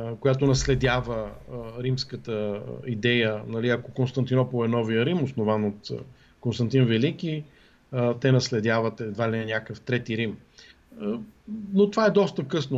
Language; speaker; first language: Bulgarian; native; Bulgarian